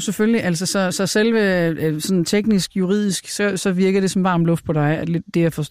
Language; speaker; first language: Danish; native; Danish